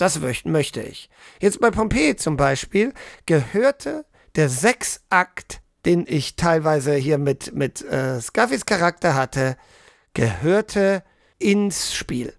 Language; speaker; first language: German; native; German